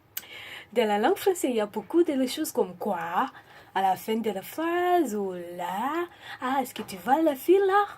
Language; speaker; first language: French; non-native, learner; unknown